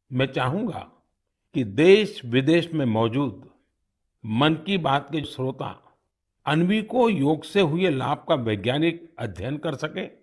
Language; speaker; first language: Hindi; non-native, local second language; Gujarati